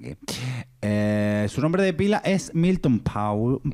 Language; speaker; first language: Spanish; native; Spanish